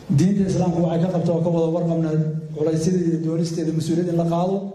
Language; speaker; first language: Somali; native; Somali